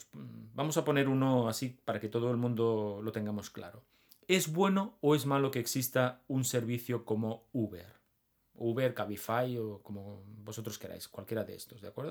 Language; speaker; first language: Spanish; native; Spanish